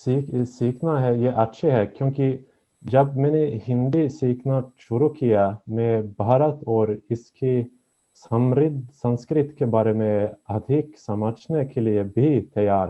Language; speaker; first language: Hindi; non-native, learner; Swedish